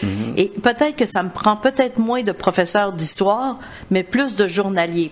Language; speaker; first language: French; native; French